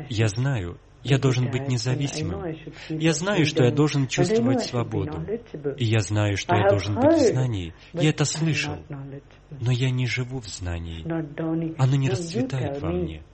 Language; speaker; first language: Russian; native; Russian